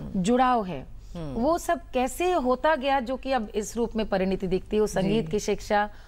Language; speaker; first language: Hindi; native; Hindi